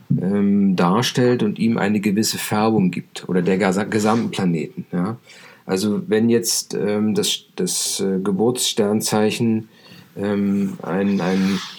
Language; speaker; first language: German; native; German